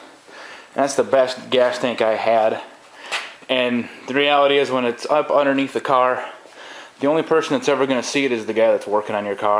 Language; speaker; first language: English; native; English